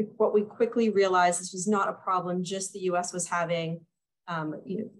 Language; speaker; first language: English; native; English